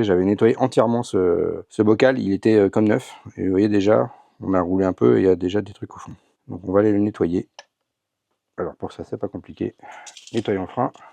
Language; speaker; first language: French; native; French